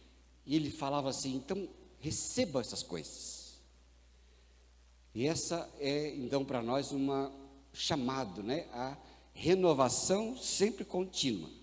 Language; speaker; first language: Portuguese; native; Portuguese